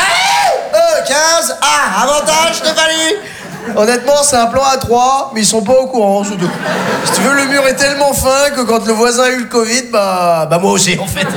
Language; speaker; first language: French; native; French